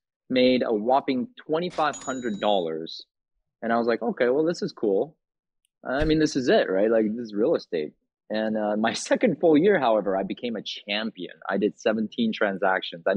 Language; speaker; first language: English; early bilingual, other home language; Chinese